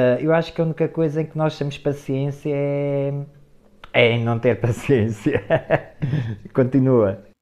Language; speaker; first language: Portuguese; native; Portuguese